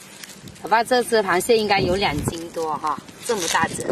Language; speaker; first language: Chinese; native; Chinese